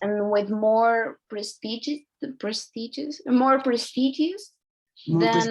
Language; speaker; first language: English; non-native, learner; Spanish